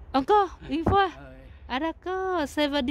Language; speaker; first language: French; non-native, learner; Vietnamese